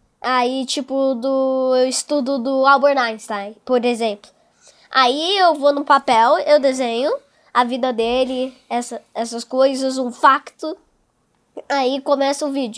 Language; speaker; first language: Portuguese; non-native, local second language; English